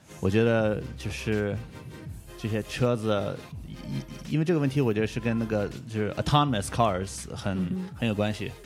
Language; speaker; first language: Chinese; early bilingual, heritage; Chinese